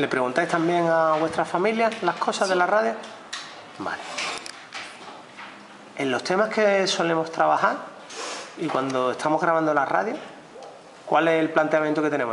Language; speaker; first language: Spanish; native; Spanish